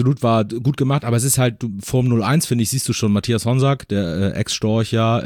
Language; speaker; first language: German; native; German